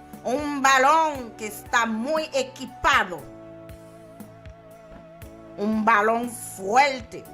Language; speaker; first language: Spanish; non-native, learner; Haitian Creole